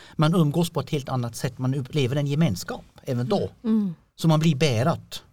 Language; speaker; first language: Swedish; non-native, fluent; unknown